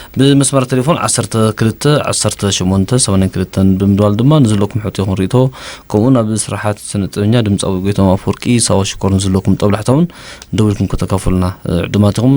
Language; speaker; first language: Tigrinya; native; Tigrinya